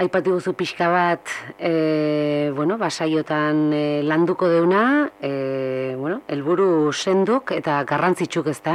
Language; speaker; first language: Basque; native; Basque